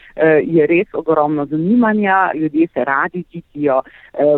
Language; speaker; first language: Slovenian; native; Slovenian